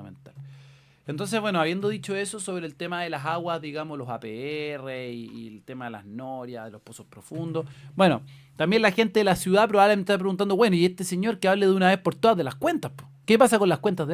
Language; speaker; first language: Spanish; native; Spanish